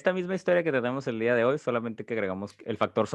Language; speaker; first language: Spanish; native; Spanish